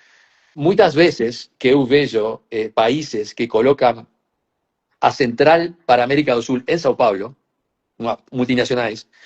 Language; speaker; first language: Portuguese; non-native, fluent; Spanish